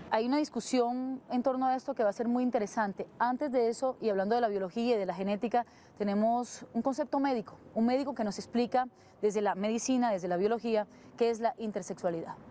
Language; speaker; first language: Spanish; native; Spanish